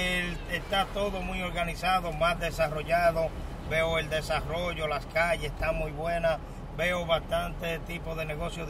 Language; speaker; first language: Spanish; native; Spanish